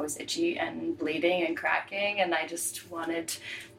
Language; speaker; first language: English; native; English